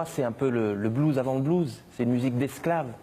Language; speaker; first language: French; native; French